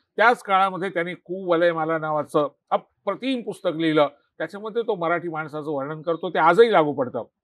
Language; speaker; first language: Marathi; native; Marathi